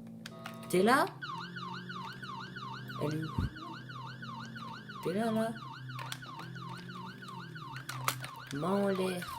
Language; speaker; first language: French; native; French